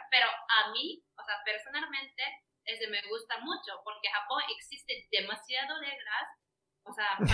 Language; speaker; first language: Spanish; non-native, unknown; Japanese